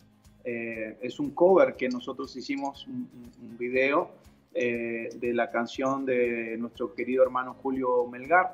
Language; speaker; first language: Spanish; native; Spanish